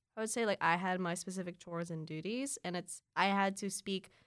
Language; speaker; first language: English; early bilingual, other home language; Filipino